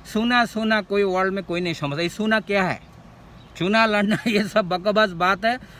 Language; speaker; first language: Hindi; non-native, local second language; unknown